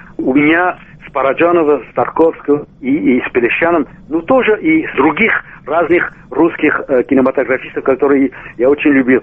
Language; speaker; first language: Russian; non-native, local second language; Armenian